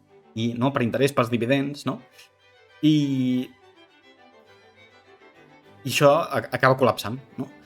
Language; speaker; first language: Catalan; native; Catalan